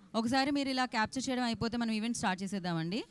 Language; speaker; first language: Telugu; native; Telugu